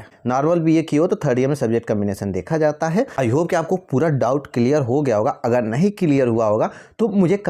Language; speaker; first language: Hindi; native; Hindi